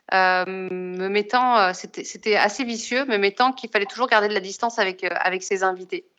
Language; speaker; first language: French; native; French